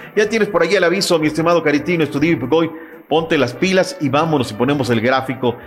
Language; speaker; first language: Spanish; native; Spanish